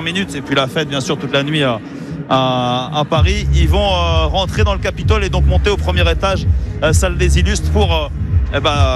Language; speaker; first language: French; native; French